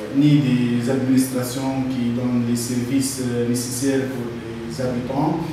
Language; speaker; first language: French; non-native, local second language; Arabic